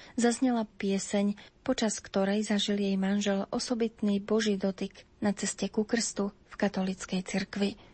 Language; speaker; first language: Slovak; native; Slovak